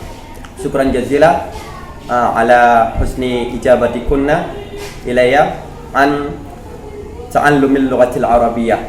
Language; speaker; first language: Arabic; non-native, fluent; Indonesian